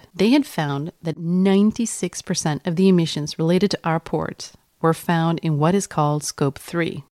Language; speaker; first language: English; non-native, fluent; Swedish